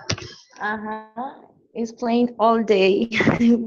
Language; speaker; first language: English; non-native, learner; Spanish